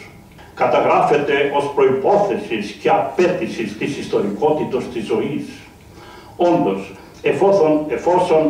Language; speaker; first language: Greek; native; Greek